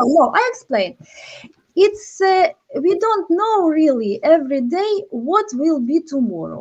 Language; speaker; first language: English; non-native, learner; Ukrainian